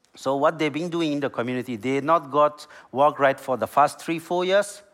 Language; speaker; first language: English; non-native, learner; Burmese